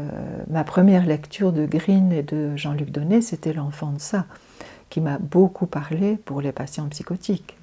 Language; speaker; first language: French; native; French